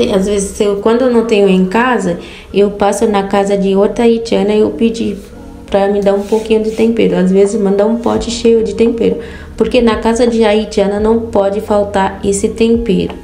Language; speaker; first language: Portuguese; non-native, fluent; Haitian Creole